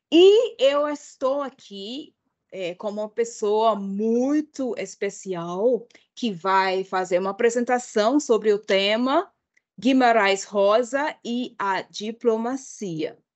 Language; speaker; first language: Portuguese; non-native, fluent; English